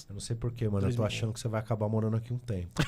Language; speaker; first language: Portuguese; native; Portuguese